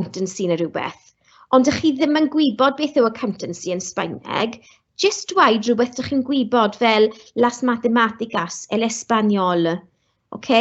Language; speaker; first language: Welsh; non-native, local second language; English